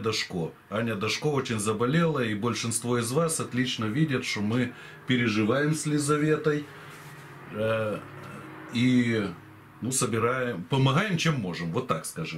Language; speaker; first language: Russian; native; Russian